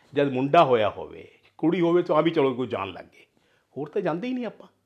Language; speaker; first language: Hindi; non-native, local second language; Punjabi